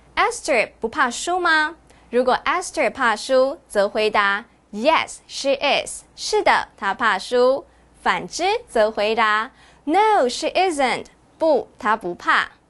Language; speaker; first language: Chinese; native; Chinese